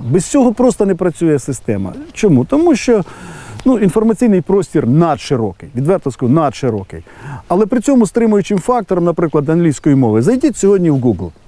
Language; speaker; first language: Ukrainian; native; Ukrainian